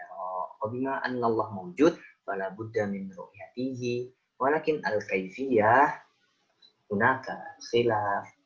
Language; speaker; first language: Arabic; non-native, learner; Indonesian